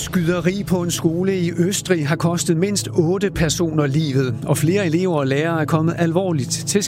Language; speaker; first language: Danish; native; Danish